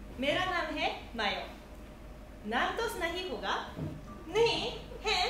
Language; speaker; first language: Hindi; non-native, fluent; Japanese